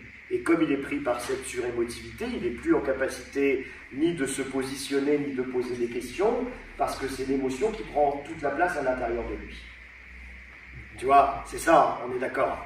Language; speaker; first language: French; native; French